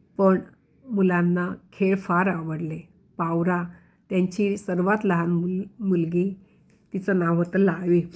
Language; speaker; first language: Marathi; non-native, local second language; Konkani